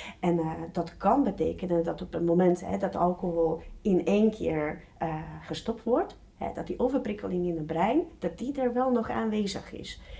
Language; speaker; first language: Dutch; non-native, fluent; Czech